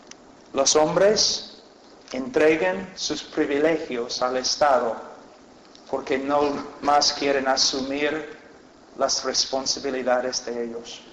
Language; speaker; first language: Spanish; non-native, fluent; English